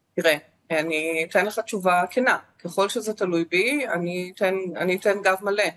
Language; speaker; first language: Hebrew; native; Hebrew